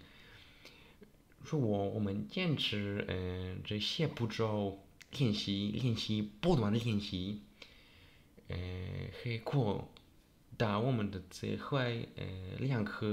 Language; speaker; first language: Chinese; non-native, learner; Polish